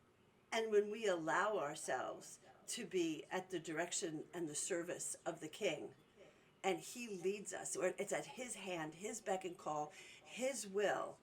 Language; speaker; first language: English; native; English